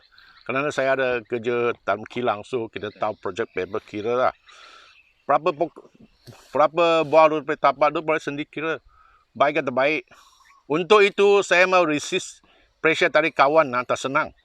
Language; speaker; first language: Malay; non-native, local second language; Chinese